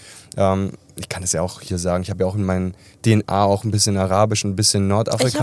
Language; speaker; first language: German; early bilingual, other home language; Italian